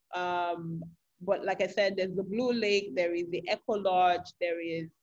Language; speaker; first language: English; non-native, local second language; Yoruba